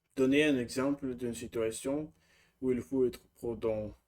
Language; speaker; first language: French; non-native, learner; Russian